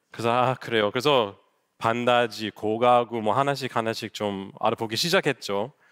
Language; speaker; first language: Korean; non-native, fluent; English